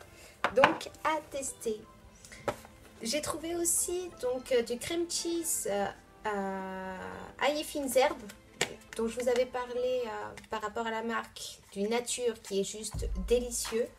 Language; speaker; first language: French; native; French